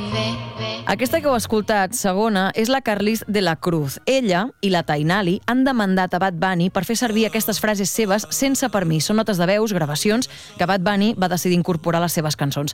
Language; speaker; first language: Catalan; native; Catalan